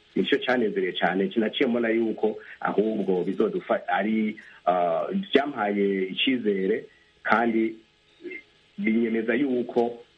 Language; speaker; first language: Rundi; native; Rundi